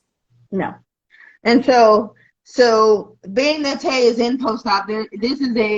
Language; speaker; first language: English; native; English